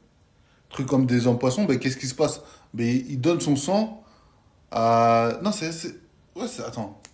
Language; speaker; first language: French; native; French